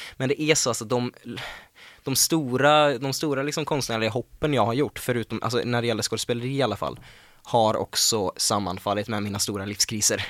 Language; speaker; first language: Swedish; native; Swedish